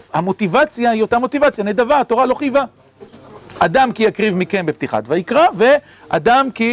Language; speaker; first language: Hebrew; native; Hebrew